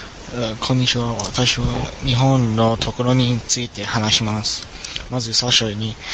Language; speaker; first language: Japanese; non-native, learner; English